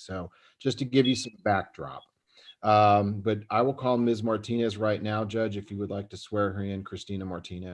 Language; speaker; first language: English; native; English